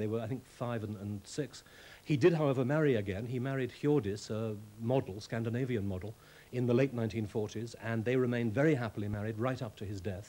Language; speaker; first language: English; native; English